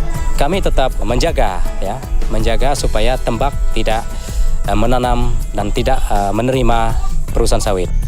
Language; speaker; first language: Indonesian; non-native, local second language; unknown